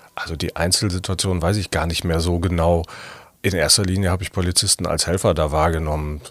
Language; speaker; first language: German; native; German